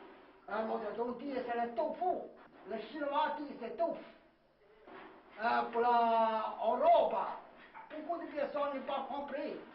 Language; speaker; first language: French; non-native, learner; Chinese